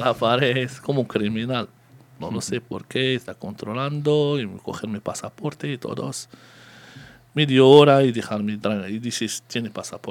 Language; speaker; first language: Spanish; non-native, learner; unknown